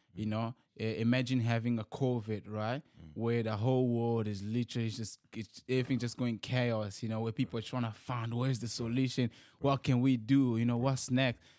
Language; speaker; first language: English; early bilingual, other home language; Lingala